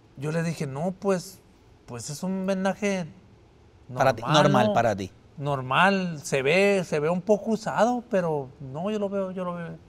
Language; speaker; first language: Spanish; native; Spanish